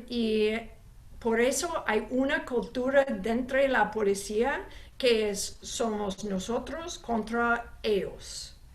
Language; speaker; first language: Spanish; non-native, fluent; English